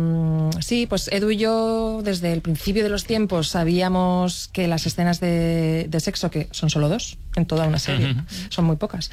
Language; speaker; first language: Spanish; native; Spanish